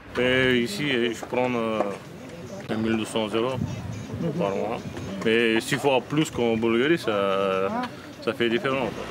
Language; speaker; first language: French; non-native, learner; Bulgarian